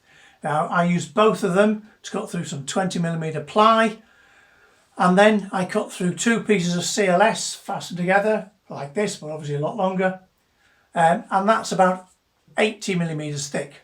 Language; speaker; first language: English; native; English